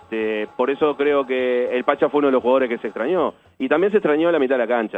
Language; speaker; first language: Spanish; native; Spanish